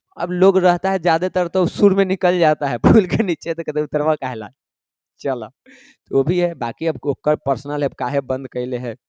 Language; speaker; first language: Hindi; native; Hindi